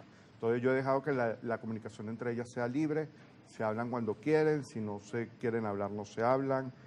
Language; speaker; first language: Spanish; native; Spanish